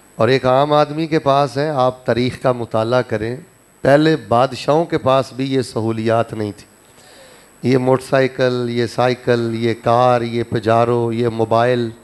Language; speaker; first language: Urdu; non-native, local second language; Punjabi